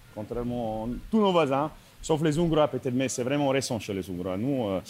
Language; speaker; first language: French; non-native, fluent; Slovak